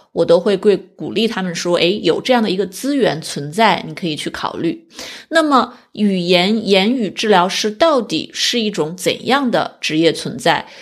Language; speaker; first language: Chinese; native; Chinese